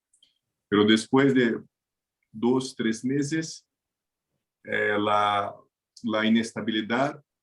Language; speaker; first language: Spanish; non-native, learner; Portuguese